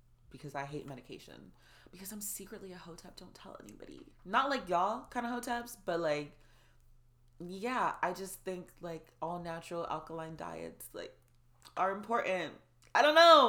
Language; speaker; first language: English; native; English